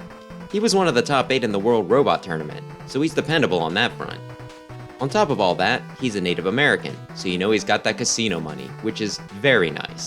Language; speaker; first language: English; native; English